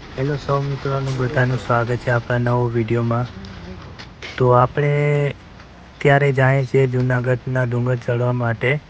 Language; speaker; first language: Gujarati; non-native, local second language; Kachhi